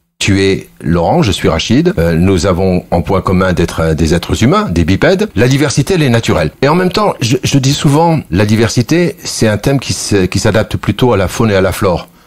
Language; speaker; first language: French; early bilingual, other home language; Kabyle